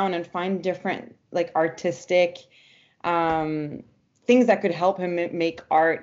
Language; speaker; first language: English; non-native, fluent; French